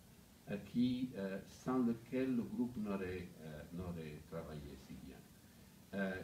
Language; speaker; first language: French; non-native, fluent; Italian